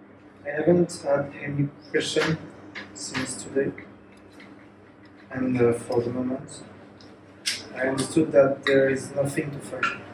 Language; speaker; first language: English; non-native, learner; French